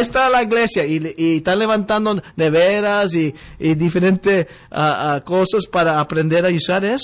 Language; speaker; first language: Spanish; early bilingual, heritage; Spanish